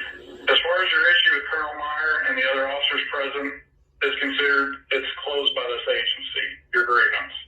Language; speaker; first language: English; native; English